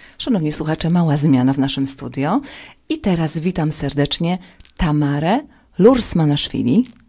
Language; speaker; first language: Polish; native; Polish